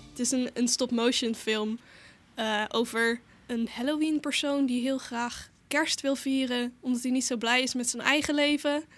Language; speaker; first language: Dutch; native; Dutch